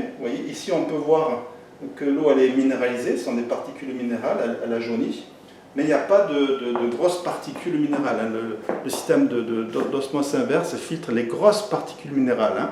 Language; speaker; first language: French; native; French